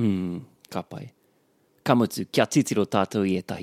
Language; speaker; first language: Māori; non-native, learner; English